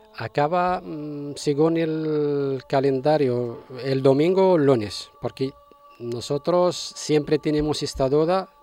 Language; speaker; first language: Spanish; non-native, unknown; Arabic